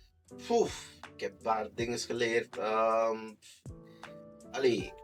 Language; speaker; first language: Dutch; non-native, fluent; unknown